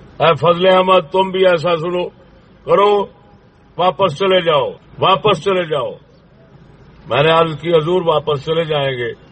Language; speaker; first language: Urdu; non-native, local second language; Punjabi